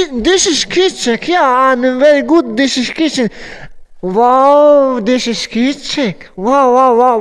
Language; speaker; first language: English; non-native, learner; Croatian